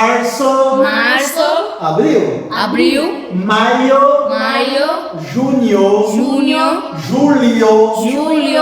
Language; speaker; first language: Portuguese; non-native, fluent; Haitian Creole